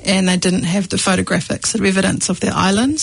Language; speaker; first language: English; native; English